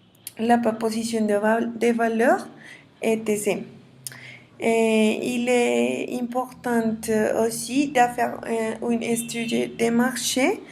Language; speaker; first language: French; non-native, learner; Spanish